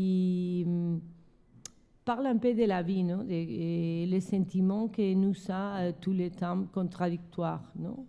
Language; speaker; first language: French; non-native, learner; Spanish